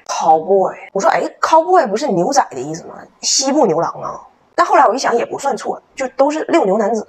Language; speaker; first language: Chinese; native; Chinese